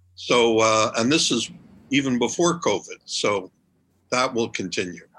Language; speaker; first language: English; native; English